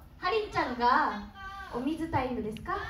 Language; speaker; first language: Japanese; native; Japanese